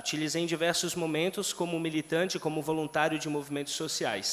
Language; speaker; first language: Portuguese; native; Portuguese